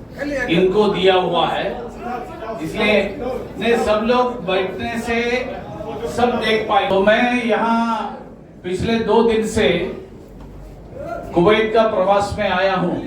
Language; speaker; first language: Hindi; non-native, local second language; Malayalam